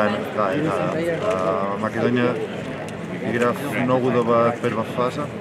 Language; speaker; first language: Macedonian; non-native, learner; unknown